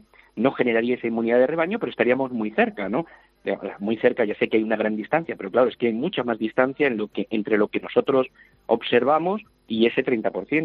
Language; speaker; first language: Spanish; native; Spanish